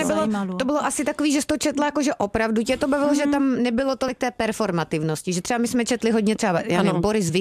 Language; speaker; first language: Czech; native; Czech